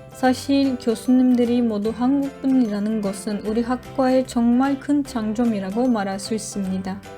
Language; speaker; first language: Korean; non-native, learner; Turkish